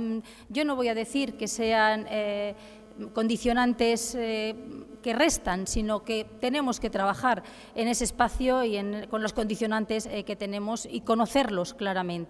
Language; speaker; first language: Spanish; native; Spanish